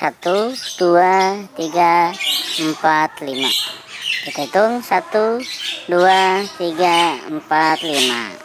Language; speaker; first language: Indonesian; native; Indonesian